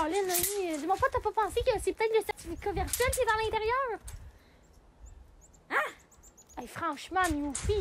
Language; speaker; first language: French; native; French